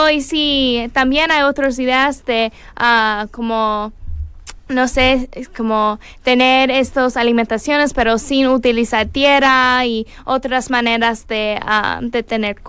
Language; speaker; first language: Spanish; non-native, learner; English